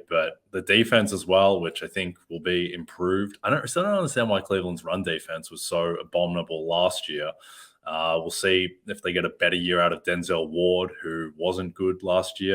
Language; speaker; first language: English; native; English